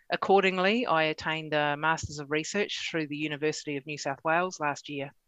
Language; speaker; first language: English; native; English